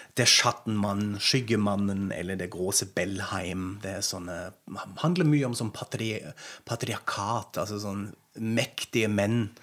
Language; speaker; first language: Norwegian; non-native, fluent; German